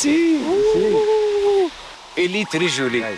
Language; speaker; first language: French; non-native, learner; Arabic